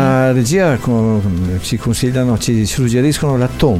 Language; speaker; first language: Italian; native; Italian